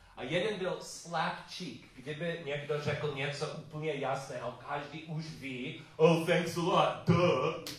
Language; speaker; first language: Czech; non-native, learner; English